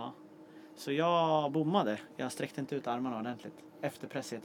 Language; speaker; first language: Swedish; native; Swedish